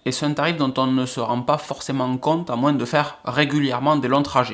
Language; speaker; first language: French; native; French